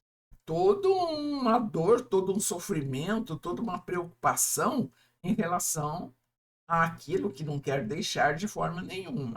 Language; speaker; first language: Portuguese; native; Portuguese